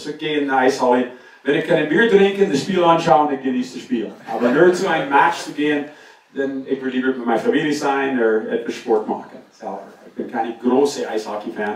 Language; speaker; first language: German; non-native, fluent; English